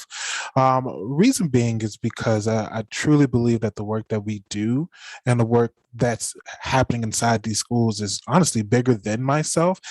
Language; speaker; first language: English; native; English